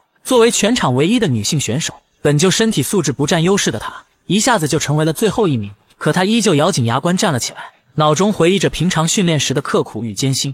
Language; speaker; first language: Chinese; native; Chinese